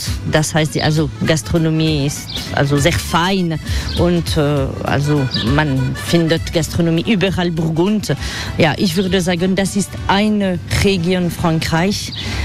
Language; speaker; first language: German; non-native, learner; French